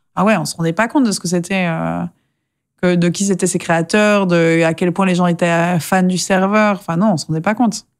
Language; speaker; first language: French; native; French